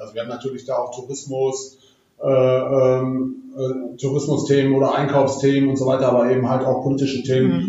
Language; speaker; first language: German; native; German